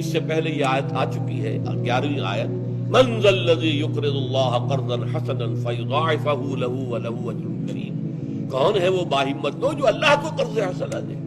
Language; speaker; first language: Urdu; native; Urdu